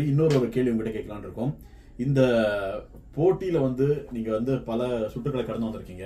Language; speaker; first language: Tamil; native; Tamil